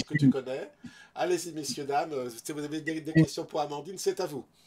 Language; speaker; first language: French; native; French